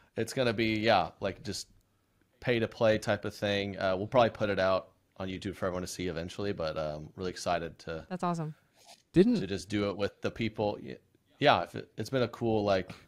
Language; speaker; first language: English; native; English